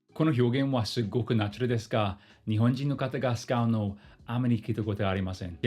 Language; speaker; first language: Japanese; non-native, fluent; English